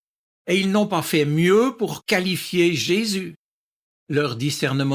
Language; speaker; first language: French; native; French